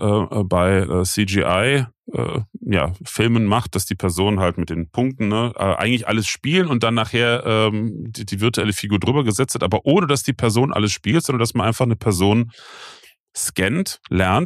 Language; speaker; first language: German; native; German